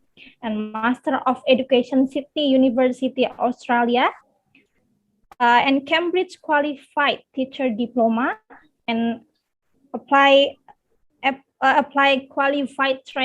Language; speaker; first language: English; non-native, learner; Indonesian